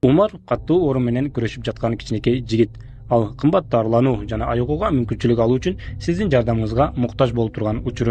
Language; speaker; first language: Kyrgyz; native; Kyrgyz